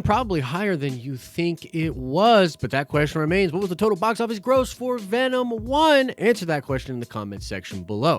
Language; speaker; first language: English; native; English